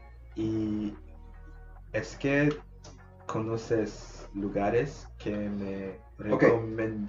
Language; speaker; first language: Spanish; non-native, learner; English